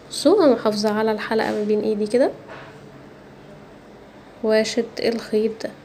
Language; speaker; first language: Arabic; native; Arabic